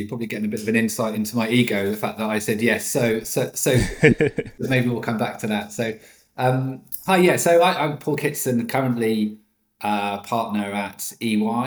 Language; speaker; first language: English; native; English